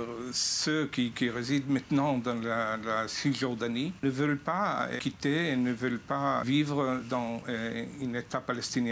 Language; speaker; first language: French; non-native, fluent; Hebrew